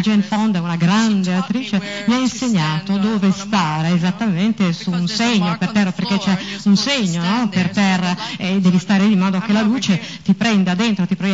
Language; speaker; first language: Italian; native; Italian